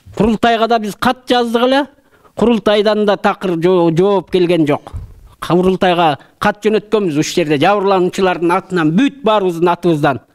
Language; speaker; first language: Kyrgyz; native; Kyrgyz